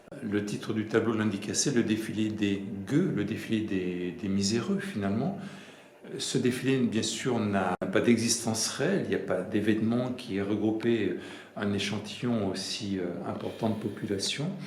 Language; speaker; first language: French; native; French